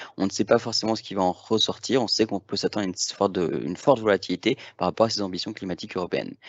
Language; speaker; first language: French; native; French